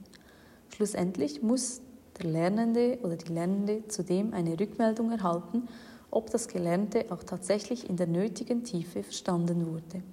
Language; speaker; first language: German; native; German